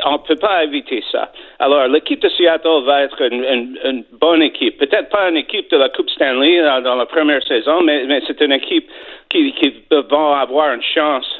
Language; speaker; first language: French; non-native, fluent; English